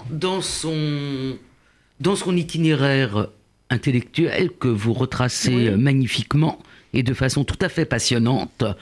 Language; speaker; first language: French; native; French